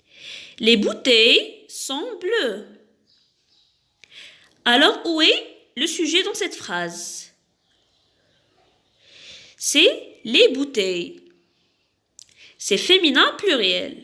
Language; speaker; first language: French; non-native, local second language; Arabic